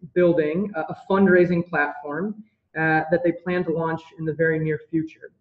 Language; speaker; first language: English; native; English